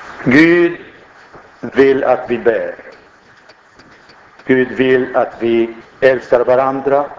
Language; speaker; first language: Swedish; non-native, fluent; Arabic